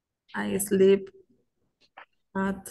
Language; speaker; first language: English; non-native, learner; Spanish